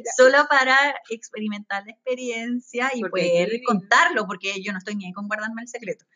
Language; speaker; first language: Spanish; native; Spanish